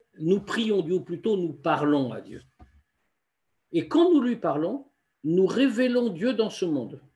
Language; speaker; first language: French; native; French